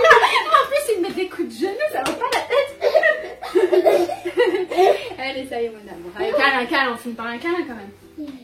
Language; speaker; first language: French; native; French